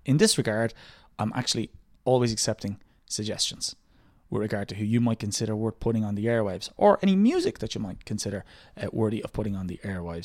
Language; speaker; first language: English; native; English